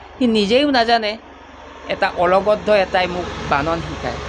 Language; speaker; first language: Assamese; non-native, local second language; Mising